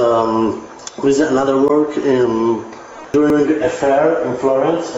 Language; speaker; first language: English; non-native, learner; Italian